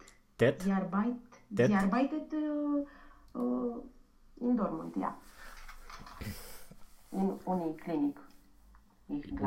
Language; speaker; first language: German; non-native, learner; Romanian